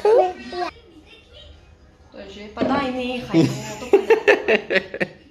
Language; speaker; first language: Slovenian; native; Slovenian